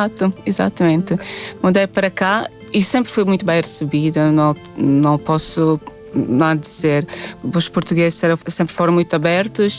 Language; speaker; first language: Portuguese; non-native, fluent; Latvian